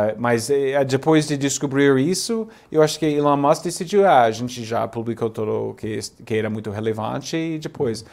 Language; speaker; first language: Portuguese; non-native, fluent; English